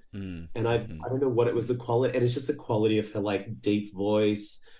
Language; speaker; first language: English; early bilingual, other home language; Portuguese